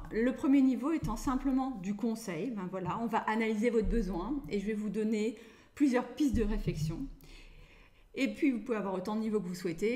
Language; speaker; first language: French; native; French